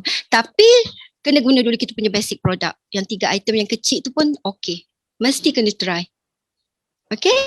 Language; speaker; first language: Malay; native; Malay